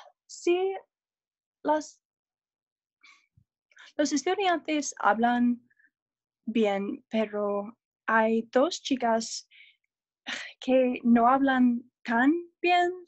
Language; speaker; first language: Spanish; non-native, learner; English